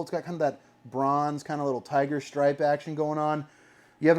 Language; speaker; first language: English; native; English